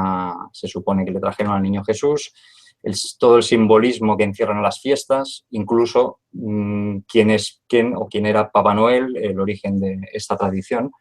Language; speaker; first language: Spanish; native; Spanish